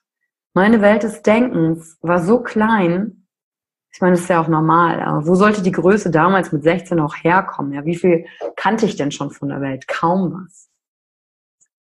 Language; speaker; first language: German; native; German